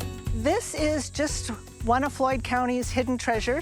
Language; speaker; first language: English; native; English